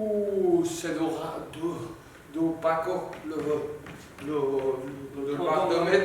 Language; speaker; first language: French; non-native, learner; Spanish